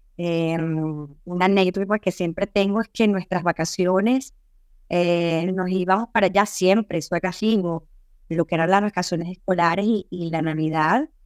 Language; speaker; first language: Spanish; native; Spanish